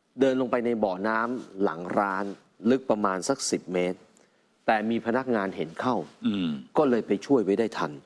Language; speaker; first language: Thai; native; Thai